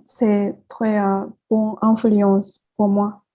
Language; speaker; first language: French; non-native, learner; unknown